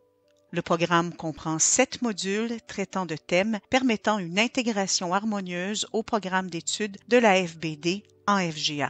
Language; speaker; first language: French; native; French